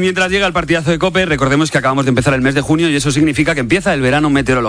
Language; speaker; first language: Spanish; native; Spanish